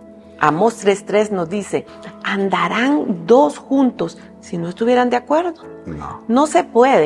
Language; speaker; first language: Spanish; native; Spanish